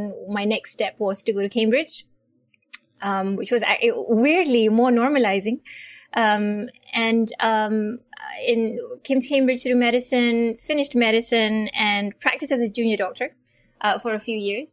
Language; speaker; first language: English; non-native, local second language; Malay